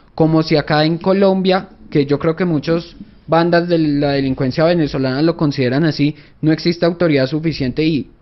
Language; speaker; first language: Spanish; native; Spanish